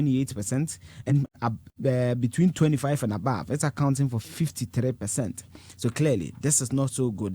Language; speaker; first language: English; non-native, local second language; Akan